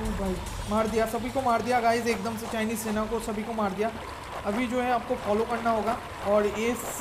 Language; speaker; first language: Hindi; native; Hindi